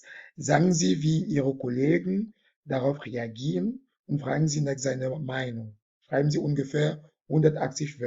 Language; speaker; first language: German; non-native, fluent; French